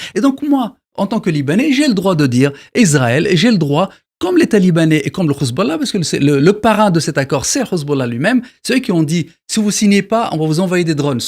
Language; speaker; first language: French; non-native, local second language; Arabic